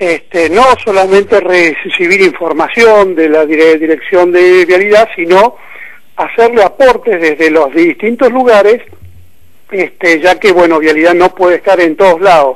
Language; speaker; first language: Spanish; native; Spanish